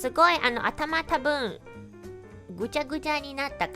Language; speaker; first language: Japanese; non-native, learner; English